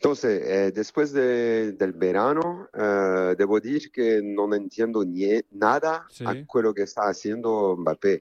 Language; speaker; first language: Spanish; non-native, fluent; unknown